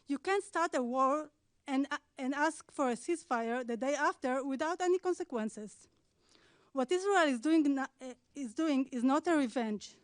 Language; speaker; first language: English; non-native, fluent; Hebrew